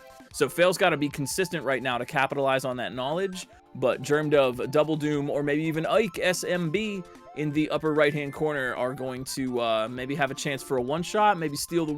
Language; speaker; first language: English; native; English